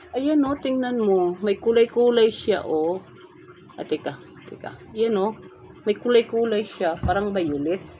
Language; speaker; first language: Filipino; non-native, local second language; Cebuano